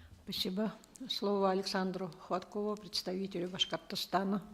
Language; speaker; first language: Russian; native; Russian